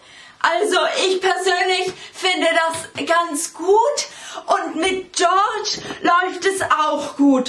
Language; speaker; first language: German; non-native, learner; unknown